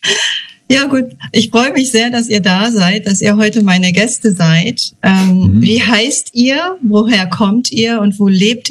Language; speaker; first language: German; native; German